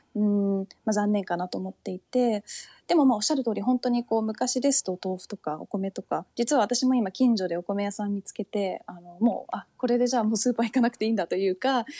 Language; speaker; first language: Japanese; early bilingual, heritage; Japanese